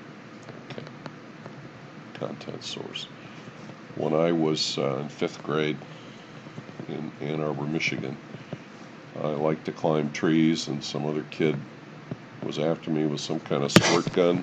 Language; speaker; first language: English; native; English